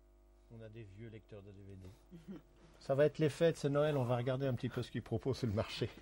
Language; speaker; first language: French; native; French